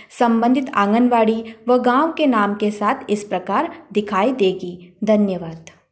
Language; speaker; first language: Hindi; native; Hindi